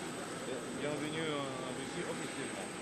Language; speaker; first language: French; non-native, fluent; Russian